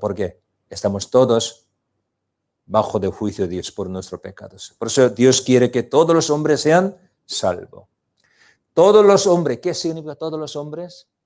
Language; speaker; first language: Spanish; non-native, learner; Korean